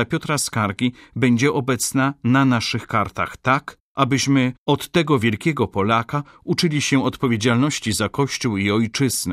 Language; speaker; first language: Polish; native; Polish